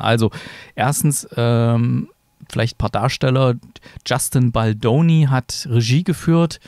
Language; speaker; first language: German; native; German